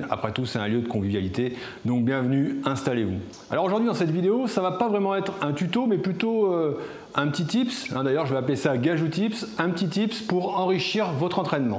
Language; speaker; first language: French; native; French